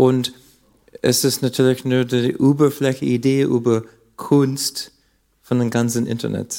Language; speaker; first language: German; non-native, learner; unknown